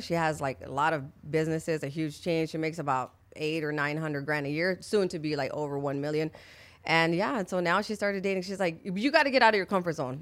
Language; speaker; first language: English; early bilingual, other home language; Spanish